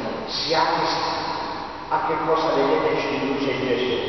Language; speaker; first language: Italian; native; Italian